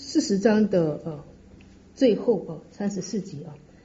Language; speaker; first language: Chinese; native; Chinese